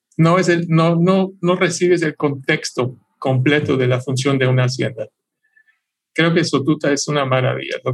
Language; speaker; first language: Spanish; non-native, fluent; English